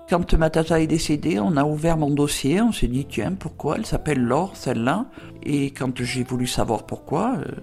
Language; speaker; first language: French; native; French